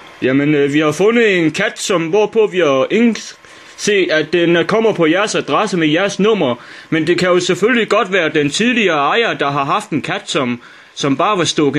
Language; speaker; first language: Danish; native; Danish